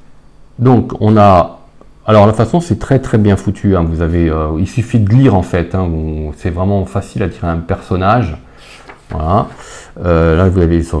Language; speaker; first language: French; native; French